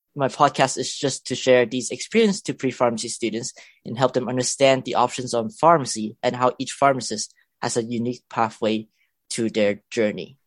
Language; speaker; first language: English; non-native, local second language; Cantonese